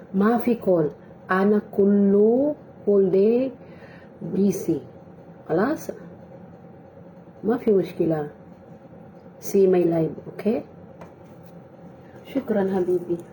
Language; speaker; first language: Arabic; non-native, learner; Filipino